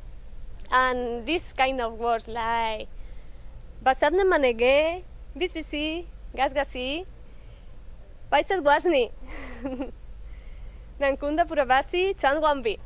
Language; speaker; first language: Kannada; non-native, learner; Spanish